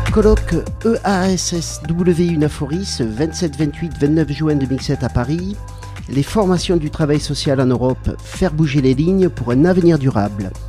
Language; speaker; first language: French; native; French